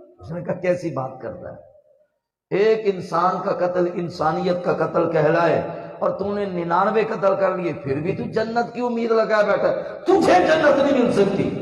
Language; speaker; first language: Urdu; non-native, local second language; Punjabi